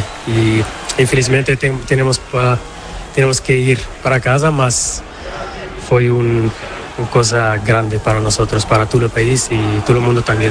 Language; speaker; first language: Spanish; non-native, learner; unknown